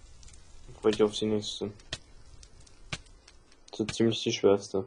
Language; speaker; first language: German; native; German